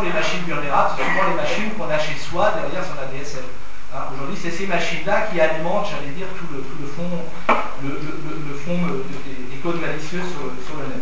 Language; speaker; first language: French; native; French